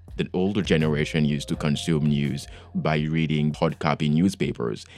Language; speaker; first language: English; non-native, fluent; Haitian Creole